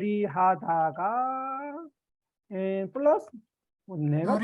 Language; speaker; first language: Korean; native; Korean